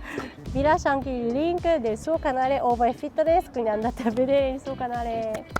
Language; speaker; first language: Italian; non-native, fluent; Japanese